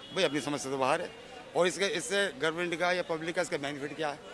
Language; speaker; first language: Hindi; native; Hindi